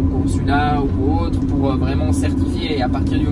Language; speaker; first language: French; native; French